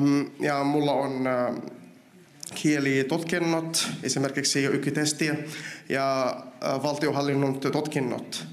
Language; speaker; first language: Finnish; non-native, learner; Arabic